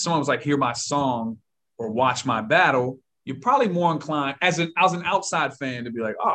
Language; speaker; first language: English; native; English